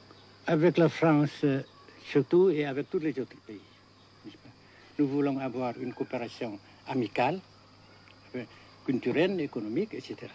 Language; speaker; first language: French; non-native, local second language; Vietnamese